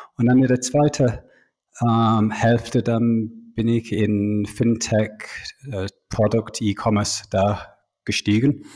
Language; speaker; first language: German; non-native, fluent; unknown